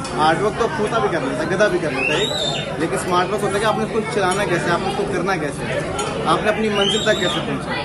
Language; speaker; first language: Urdu; non-native, local second language; Punjabi